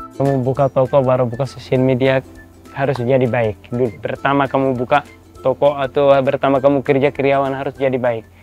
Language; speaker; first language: Indonesian; non-native, learner; Arabic